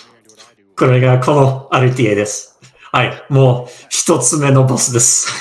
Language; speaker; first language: Japanese; non-native, learner; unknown